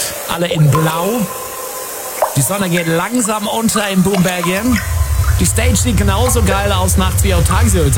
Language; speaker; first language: German; native; German